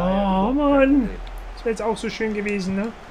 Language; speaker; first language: German; native; German